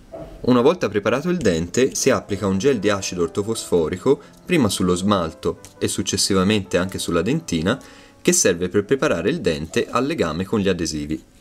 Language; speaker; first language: Italian; native; Italian